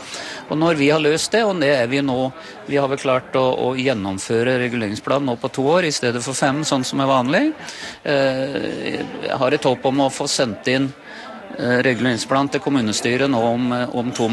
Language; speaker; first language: Norwegian; native; Norwegian